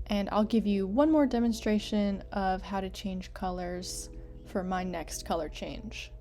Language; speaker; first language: English; native; English